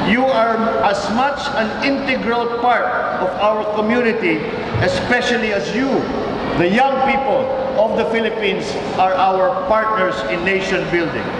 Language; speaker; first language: English; non-native, local second language; Filipino